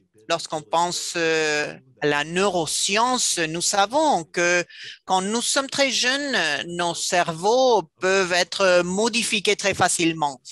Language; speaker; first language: French; non-native, fluent; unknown